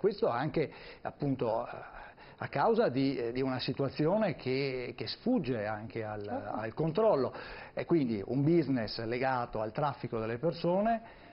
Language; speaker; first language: Italian; native; Italian